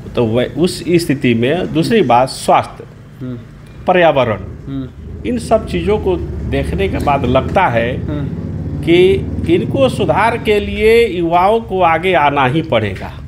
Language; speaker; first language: Hindi; native; Hindi